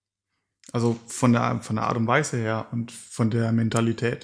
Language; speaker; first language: German; native; German